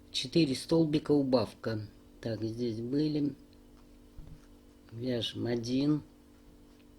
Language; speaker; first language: Russian; native; Russian